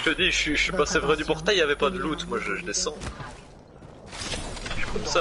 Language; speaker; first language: French; native; French